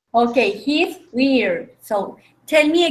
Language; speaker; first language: English; non-native, fluent; Spanish